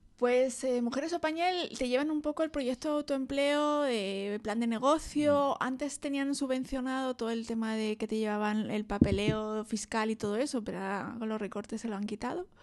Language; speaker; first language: Spanish; native; Spanish